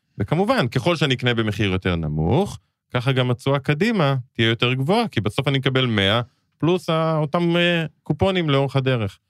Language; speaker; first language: Hebrew; native; Hebrew